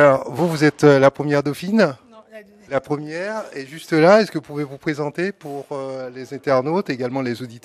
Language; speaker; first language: French; native; French